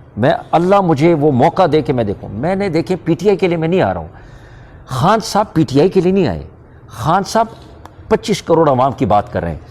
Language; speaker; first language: Urdu; non-native, local second language; Pashto